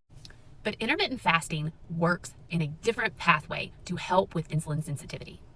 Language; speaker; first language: English; native; English